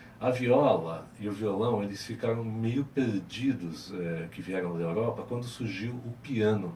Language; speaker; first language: Portuguese; native; Portuguese